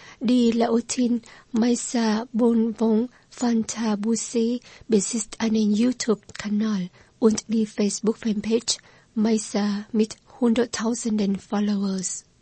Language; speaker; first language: German; non-native, fluent; Vietnamese